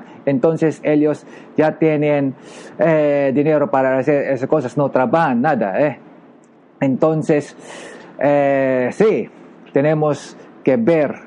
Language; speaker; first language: Spanish; non-native, learner; Filipino